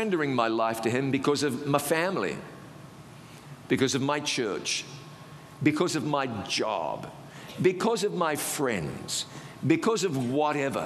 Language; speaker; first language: English; native; English